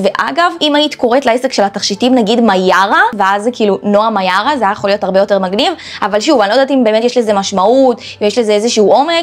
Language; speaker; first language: Hebrew; native; Hebrew